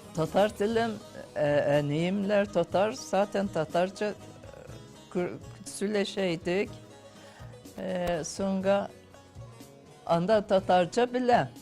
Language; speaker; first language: Turkish; non-native, local second language; Tatar